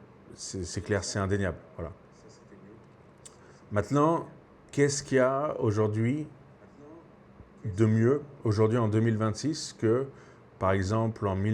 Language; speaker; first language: French; native; French